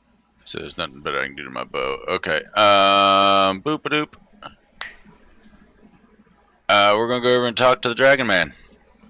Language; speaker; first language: English; native; English